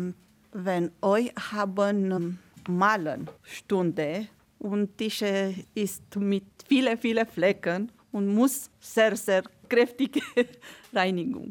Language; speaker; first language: German; non-native, learner; Romanian